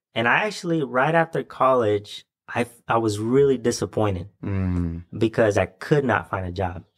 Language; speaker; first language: English; native; English